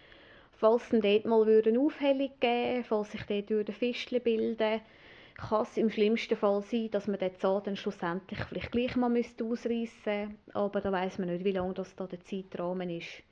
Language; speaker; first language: German; native; German